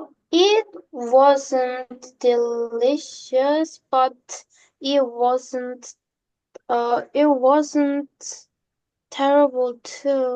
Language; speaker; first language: English; non-native, learner; Korean